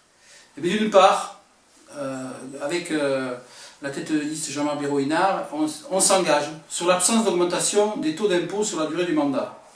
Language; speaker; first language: French; native; French